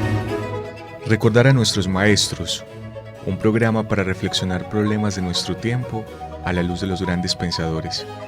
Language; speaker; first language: Spanish; native; Spanish